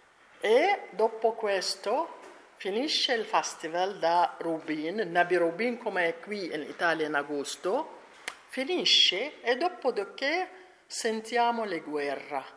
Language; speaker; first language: Italian; non-native, learner; Arabic